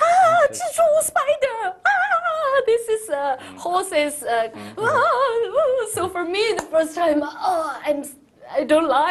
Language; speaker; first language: English; non-native, learner; Chinese